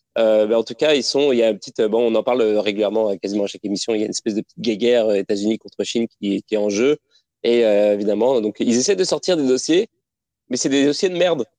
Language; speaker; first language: French; native; French